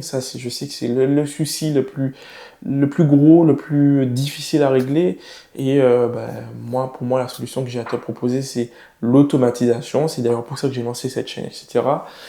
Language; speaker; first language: French; native; French